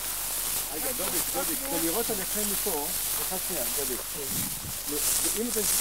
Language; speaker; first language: Hebrew; native; Hebrew